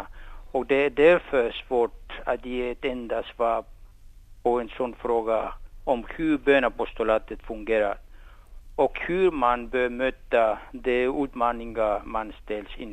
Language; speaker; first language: Swedish; non-native, fluent; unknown